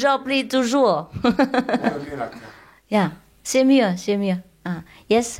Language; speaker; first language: French; non-native, learner; Chinese